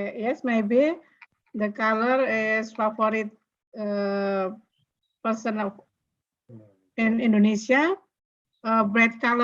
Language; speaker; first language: English; non-native, learner; Indonesian